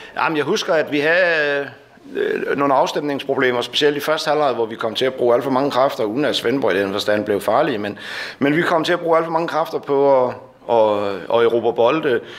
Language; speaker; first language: Danish; native; Danish